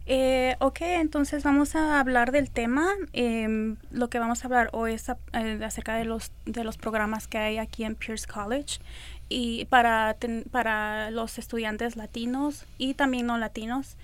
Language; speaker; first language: Spanish; early bilingual, other home language; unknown